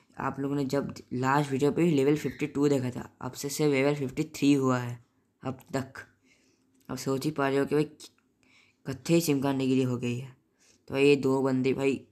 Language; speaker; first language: Hindi; native; Hindi